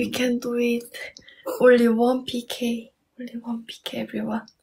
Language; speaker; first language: English; non-native, learner; Korean